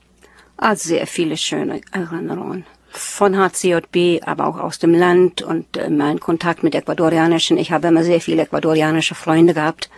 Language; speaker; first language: German; early bilingual, heritage; German